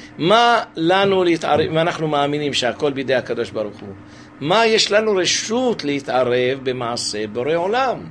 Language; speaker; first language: Hebrew; native; Hebrew